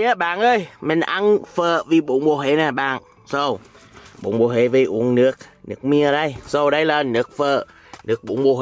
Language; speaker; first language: Vietnamese; early bilingual, heritage; Vietnamese